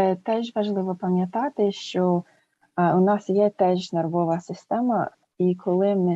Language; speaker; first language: Ukrainian; early bilingual, heritage; English